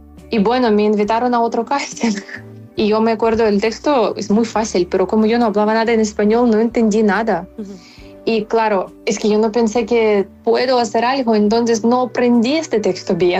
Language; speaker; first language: Spanish; non-native, fluent; Ukrainian